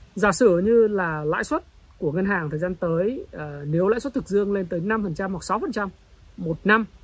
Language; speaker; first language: Vietnamese; native; Vietnamese